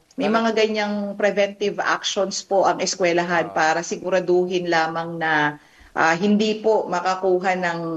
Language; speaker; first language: Filipino; non-native, local second language; Pampanga